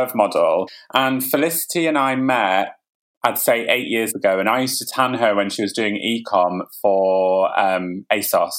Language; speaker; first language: English; native; English